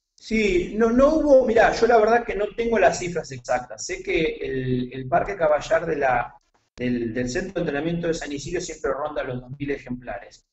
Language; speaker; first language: Spanish; native; Spanish